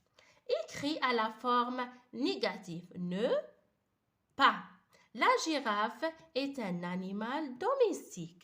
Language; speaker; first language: French; non-native, fluent; Arabic